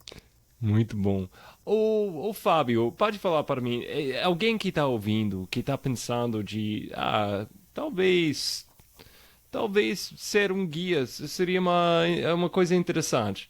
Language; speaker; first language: Portuguese; non-native, fluent; English